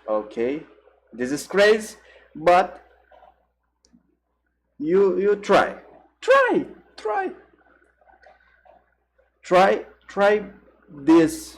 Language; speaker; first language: English; non-native, learner; Portuguese